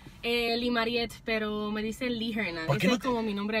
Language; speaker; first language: Spanish; native; Spanish